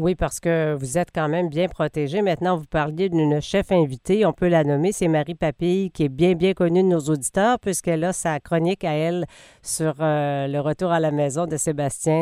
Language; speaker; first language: French; native; French